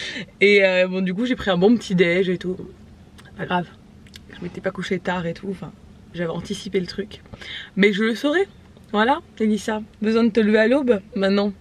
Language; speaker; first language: French; native; French